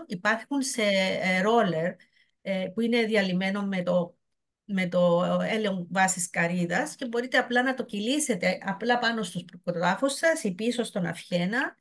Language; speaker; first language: Greek; native; Greek